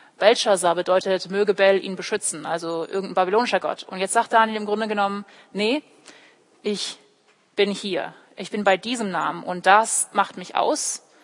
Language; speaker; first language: German; early bilingual, other home language; English